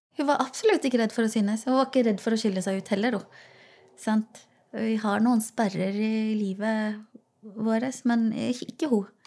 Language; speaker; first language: Norwegian; early bilingual, other home language; Portuguese